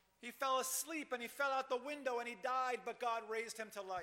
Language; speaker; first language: English; native; English